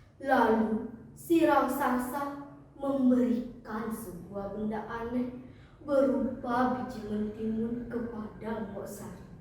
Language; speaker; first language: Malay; non-native, local second language; Balinese